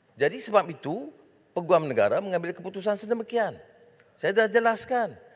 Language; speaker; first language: Malay; native; Malay